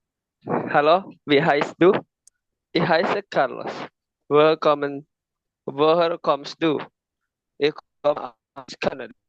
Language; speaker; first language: German; non-native, learner; Indonesian